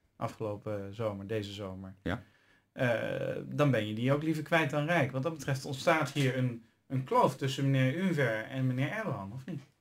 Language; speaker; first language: Dutch; native; Dutch